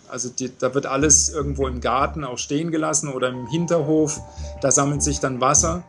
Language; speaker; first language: German; native; German